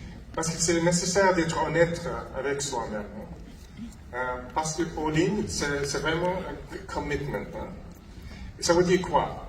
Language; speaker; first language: French; non-native, fluent; English